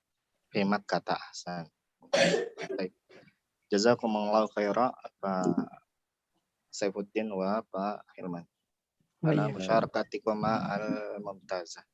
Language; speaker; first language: Indonesian; native; Indonesian